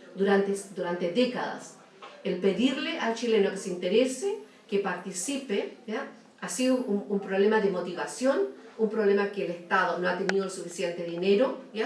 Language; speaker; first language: Spanish; native; Spanish